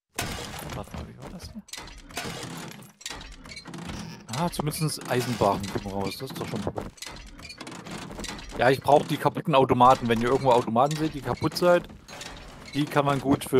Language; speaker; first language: German; native; German